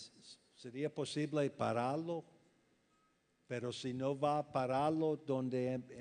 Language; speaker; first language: Spanish; non-native, fluent; English